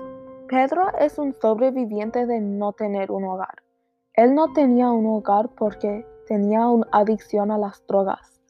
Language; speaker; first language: Spanish; non-native, learner; English